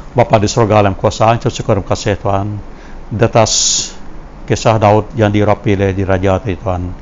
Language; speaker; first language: Malay; non-native, local second language; Iban